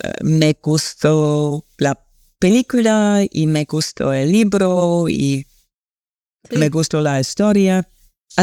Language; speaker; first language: Spanish; non-native, learner; English